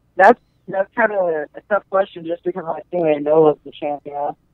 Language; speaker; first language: English; native; English